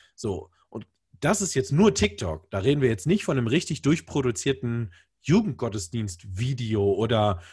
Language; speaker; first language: German; native; German